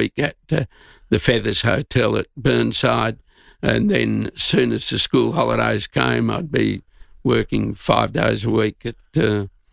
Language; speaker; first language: English; native; English